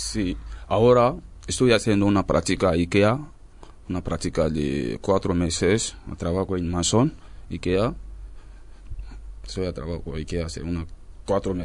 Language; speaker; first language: Spanish; non-native, learner; French